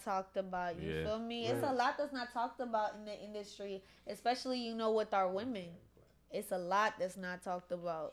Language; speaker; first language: English; early bilingual, other home language; Spanish